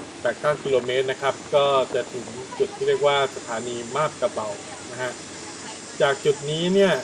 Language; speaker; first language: Thai; native; Thai